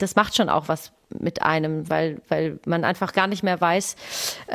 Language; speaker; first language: German; native; German